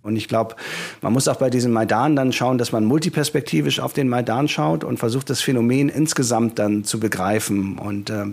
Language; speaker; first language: German; native; German